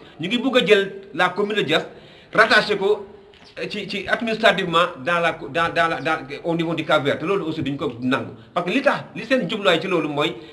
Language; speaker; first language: Wolof; native; Wolof